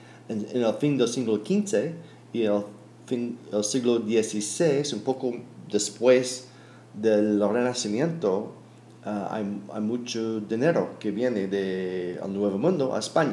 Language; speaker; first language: Spanish; non-native, fluent; English